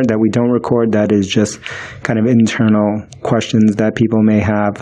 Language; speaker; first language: English; early bilingual, other home language; Spanish